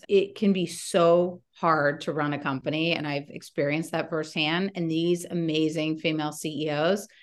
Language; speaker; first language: English; native; English